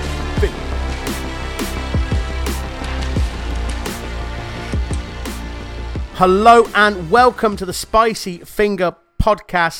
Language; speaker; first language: English; native; English